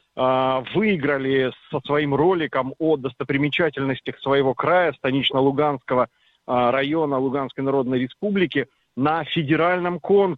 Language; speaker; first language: Russian; native; Russian